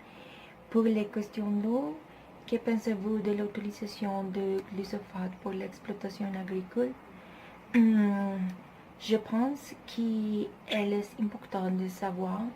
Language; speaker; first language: French; non-native, learner; Spanish